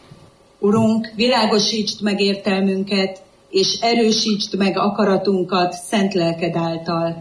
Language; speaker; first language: Hungarian; native; Hungarian